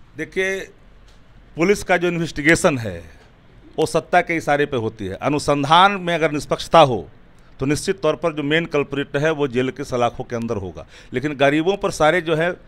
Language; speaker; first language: Hindi; native; Hindi